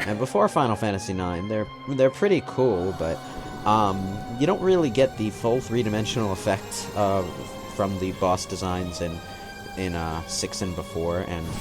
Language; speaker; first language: English; native; English